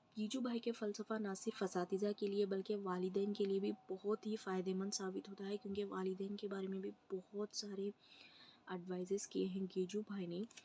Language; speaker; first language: Urdu; native; Urdu